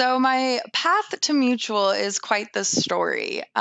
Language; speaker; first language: English; native; English